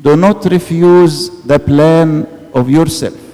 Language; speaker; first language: English; non-native, fluent; Arabic